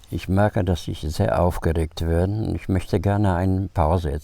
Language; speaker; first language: German; non-native, fluent; Polish